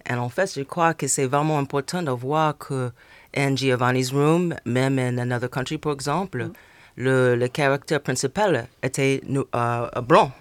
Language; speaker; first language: French; non-native, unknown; English